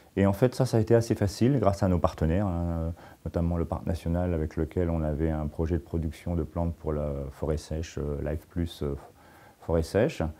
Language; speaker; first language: French; native; French